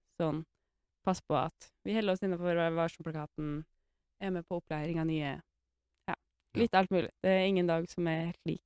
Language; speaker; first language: Norwegian; native; Norwegian